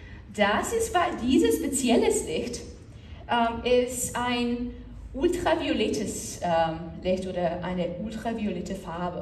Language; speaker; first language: German; non-native, learner; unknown